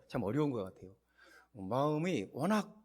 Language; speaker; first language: Korean; native; Korean